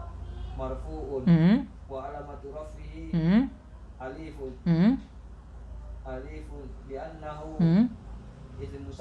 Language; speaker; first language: Arabic; non-native, learner; Indonesian